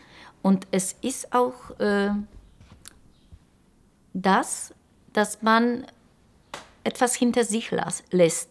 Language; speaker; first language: German; non-native, local second language; Polish